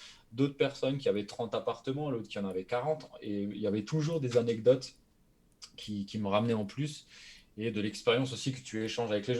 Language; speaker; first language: French; native; French